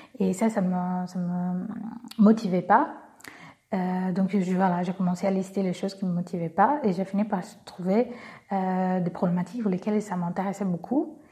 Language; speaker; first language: French; non-native, fluent; Portuguese